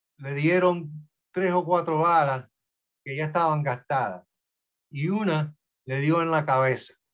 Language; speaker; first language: Spanish; early bilingual, heritage; Spanish